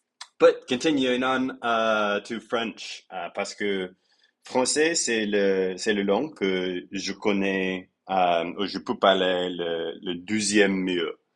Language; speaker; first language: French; non-native, learner; English